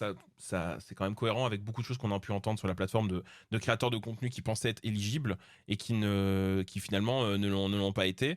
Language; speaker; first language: French; native; French